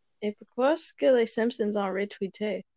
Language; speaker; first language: French; non-native, learner; English